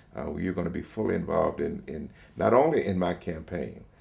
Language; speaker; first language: English; native; English